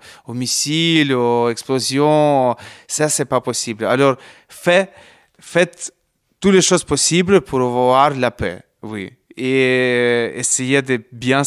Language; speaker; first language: French; non-native, learner; Ukrainian